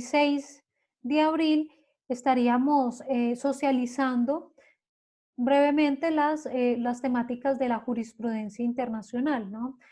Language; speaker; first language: Spanish; native; Spanish